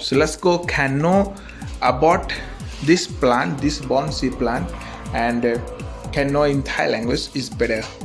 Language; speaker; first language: English; non-native, learner; Thai